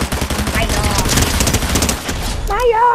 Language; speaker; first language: Russian; native; Russian